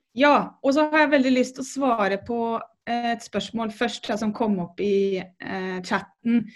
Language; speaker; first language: Norwegian; native; Norwegian